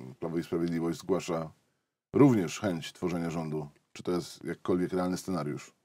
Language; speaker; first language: Polish; native; Polish